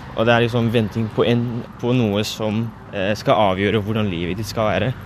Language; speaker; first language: Norwegian; early bilingual, other home language; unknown